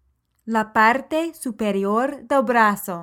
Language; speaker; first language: Spanish; non-native, fluent; English